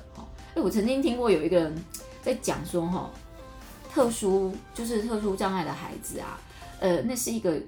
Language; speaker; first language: Chinese; non-native, local second language; Min Nan Chinese